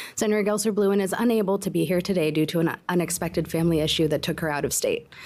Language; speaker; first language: English; native; English